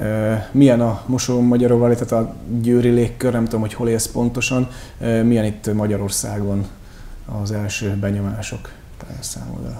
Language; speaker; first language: Hungarian; native; Hungarian